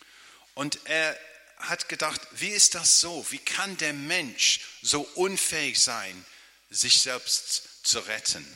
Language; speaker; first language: German; non-native, fluent; English